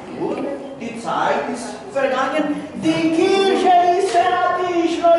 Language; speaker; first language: German; non-native, learner; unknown